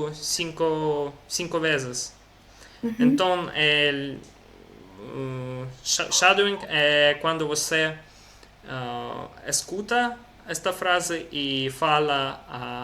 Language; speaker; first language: Portuguese; non-native, learner; Russian